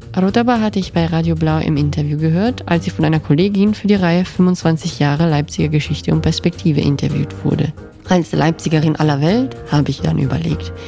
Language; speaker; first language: German; non-native, fluent; Italian